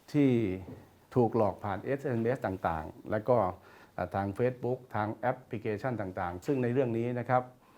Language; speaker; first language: Thai; native; Thai